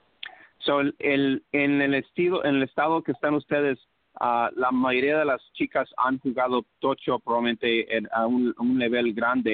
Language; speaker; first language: Spanish; early bilingual, heritage; English